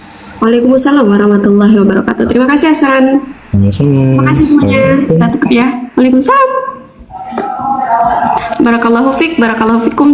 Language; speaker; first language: Indonesian; native; Indonesian